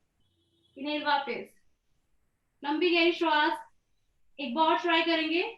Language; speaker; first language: Hindi; native; Hindi